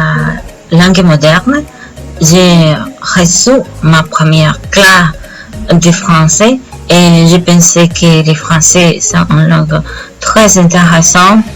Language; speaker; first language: French; non-native, learner; Spanish